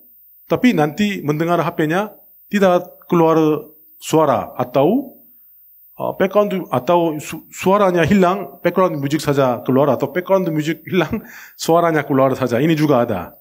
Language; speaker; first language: Indonesian; non-native, learner; Korean